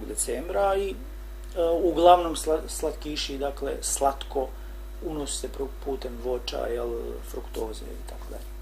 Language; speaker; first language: Croatian; non-native, fluent; Albanian